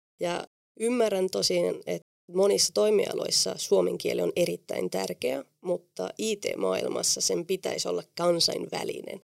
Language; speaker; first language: Finnish; non-native, fluent; Spanish